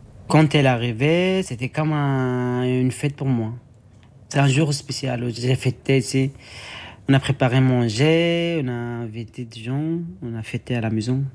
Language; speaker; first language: French; non-native, learner; Arabic